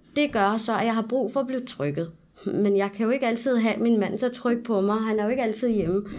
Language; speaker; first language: Danish; early bilingual, other home language; Arabic